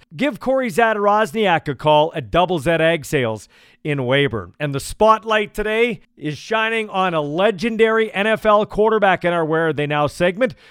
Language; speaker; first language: English; native; English